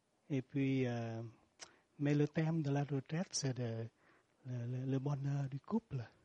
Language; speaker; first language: French; non-native, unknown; Vietnamese